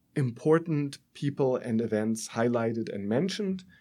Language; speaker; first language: English; non-native, fluent; German